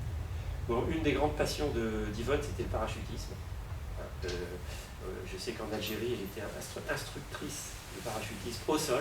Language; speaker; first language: French; native; French